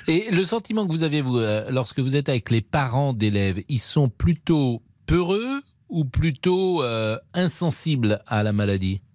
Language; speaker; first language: French; native; French